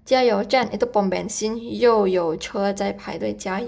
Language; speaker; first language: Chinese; non-native, fluent; Indonesian